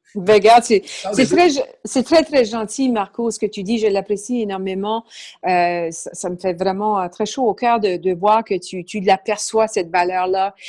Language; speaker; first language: French; native; French